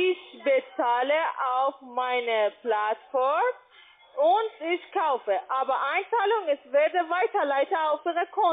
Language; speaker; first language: German; non-native, learner; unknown